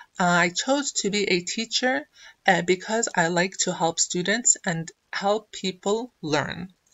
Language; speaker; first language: English; non-native, fluent; Arabic